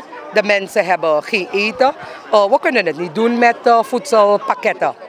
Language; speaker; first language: Dutch; non-native, local second language; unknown